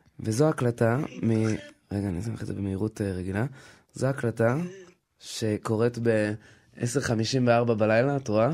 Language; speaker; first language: Hebrew; native; Hebrew